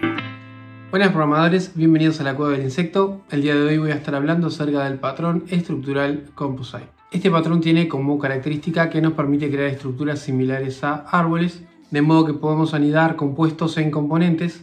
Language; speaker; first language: Spanish; native; Spanish